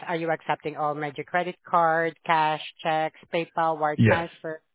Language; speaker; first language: English; non-native, fluent; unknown